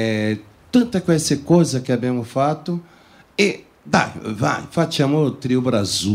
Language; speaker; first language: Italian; non-native, fluent; Portuguese